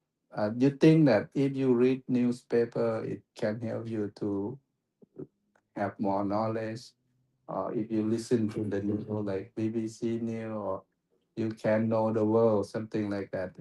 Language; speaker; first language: English; non-native, fluent; Thai